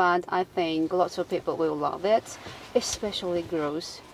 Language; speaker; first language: English; non-native, fluent; Chinese